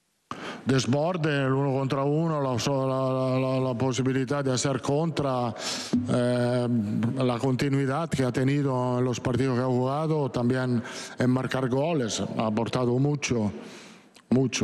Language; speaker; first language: Spanish; non-native, fluent; Italian